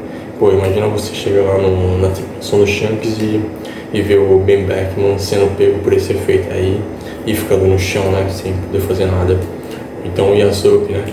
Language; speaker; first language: Portuguese; native; Portuguese